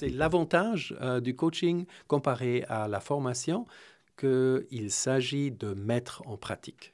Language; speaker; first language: French; non-native, fluent; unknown